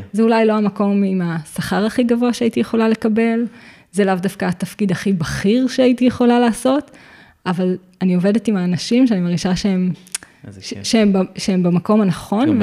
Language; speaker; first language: Hebrew; native; Hebrew